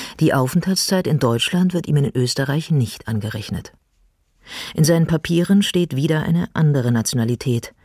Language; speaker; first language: German; native; German